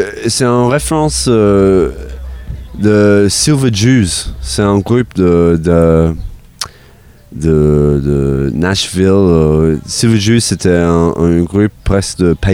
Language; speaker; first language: French; non-native, learner; English